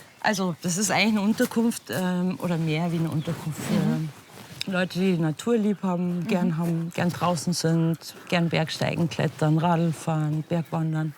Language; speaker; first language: German; native; German